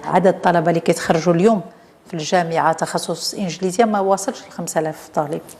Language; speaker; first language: Arabic; native; Arabic